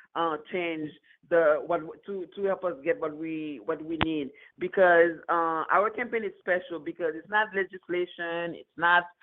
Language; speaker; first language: English; non-native, fluent; Haitian Creole